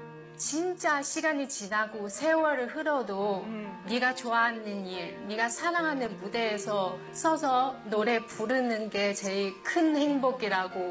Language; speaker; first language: Korean; non-native, fluent; Chinese